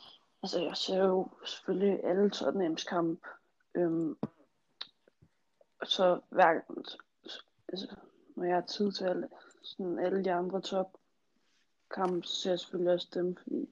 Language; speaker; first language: Danish; native; Danish